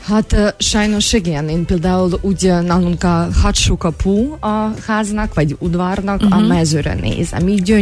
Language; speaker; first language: Hungarian; non-native, fluent; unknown